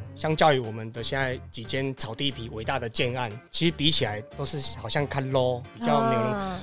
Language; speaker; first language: Chinese; non-native, local second language; Min Nan Chinese